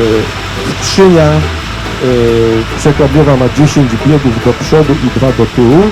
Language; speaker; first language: Polish; native; Polish